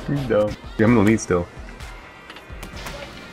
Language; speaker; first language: English; native; English